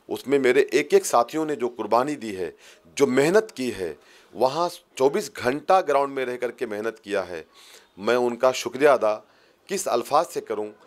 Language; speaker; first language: Hindi; native; Hindi